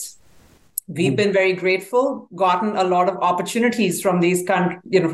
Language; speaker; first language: English; non-native, local second language; Hindi